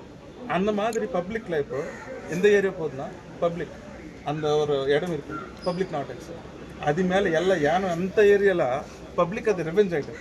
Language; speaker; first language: Tamil; non-native, local second language; Telugu